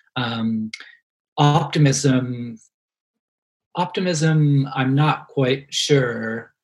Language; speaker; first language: English; native; English